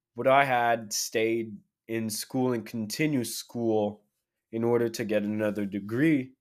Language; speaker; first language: English; native; English